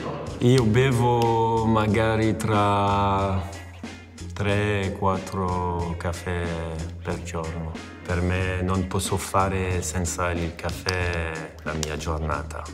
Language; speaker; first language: Italian; non-native, fluent; French